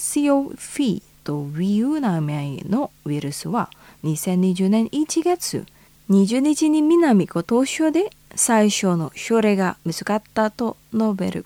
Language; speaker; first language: Japanese; non-native, fluent; Indonesian